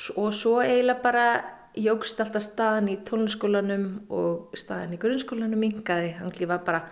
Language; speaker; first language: Icelandic; native; Icelandic